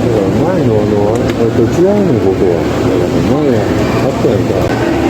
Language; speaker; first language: Japanese; native; Japanese